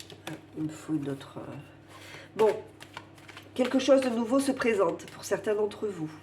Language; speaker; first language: French; native; French